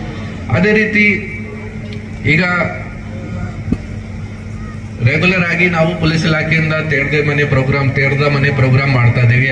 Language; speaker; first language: Kannada; non-native, learner; Hindi